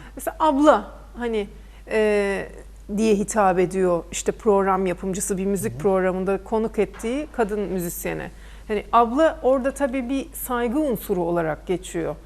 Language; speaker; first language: Turkish; native; Turkish